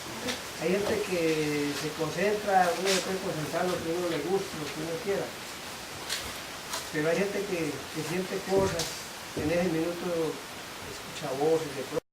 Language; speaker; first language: Spanish; native; Spanish